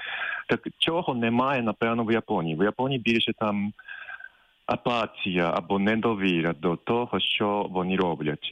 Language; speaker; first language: Ukrainian; non-native, fluent; Japanese